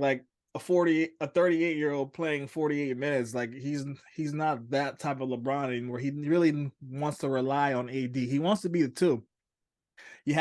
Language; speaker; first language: English; native; English